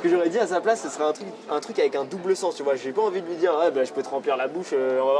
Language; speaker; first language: French; native; French